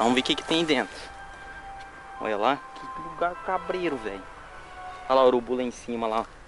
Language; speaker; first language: Portuguese; native; Portuguese